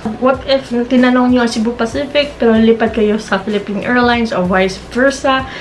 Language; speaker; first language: Filipino; non-native, local second language; Cebuano